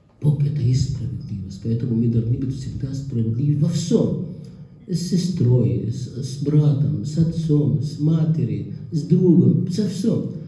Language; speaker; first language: Russian; non-native, fluent; Arabic